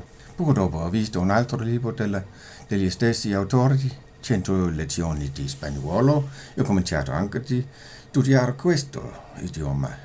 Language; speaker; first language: Italian; non-native, fluent; Danish